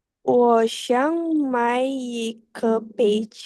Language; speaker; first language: Chinese; non-native, learner; Indonesian